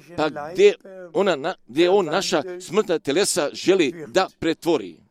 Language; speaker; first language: Croatian; early bilingual, heritage; Croatian